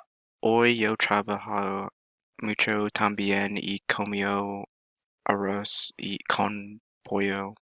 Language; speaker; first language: Spanish; non-native, learner; English